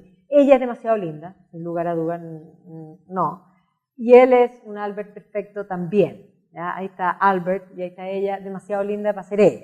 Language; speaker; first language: Spanish; native; Spanish